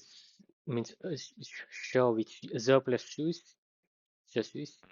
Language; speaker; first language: English; non-native, fluent; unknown